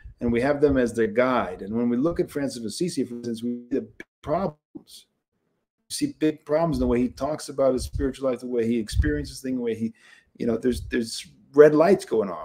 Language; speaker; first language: English; native; English